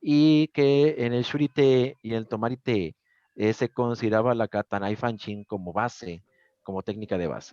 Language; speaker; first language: Spanish; native; Spanish